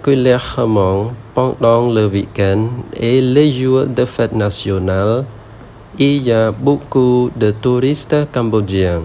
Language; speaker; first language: French; non-native, learner; Khmer